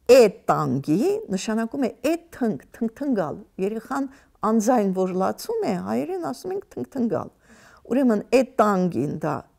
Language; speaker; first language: Armenian; native; Armenian